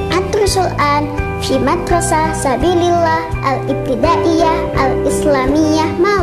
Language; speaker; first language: Arabic; non-native, learner; Indonesian